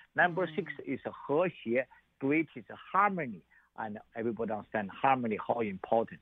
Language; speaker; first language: English; non-native, learner; Chinese